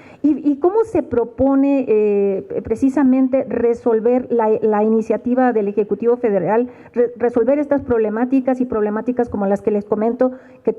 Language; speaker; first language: Spanish; native; Spanish